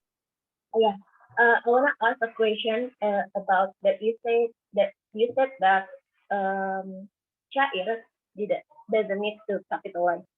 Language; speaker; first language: English; non-native, learner; Indonesian